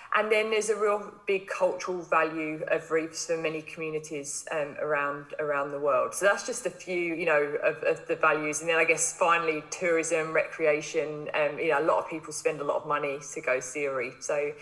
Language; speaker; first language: English; native; English